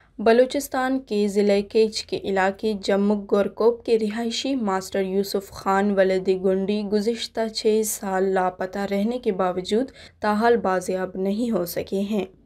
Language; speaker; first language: Urdu; non-native, local second language; Baluchi